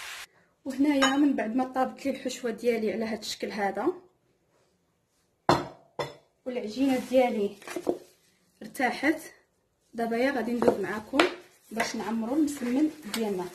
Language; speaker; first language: Arabic; native; Arabic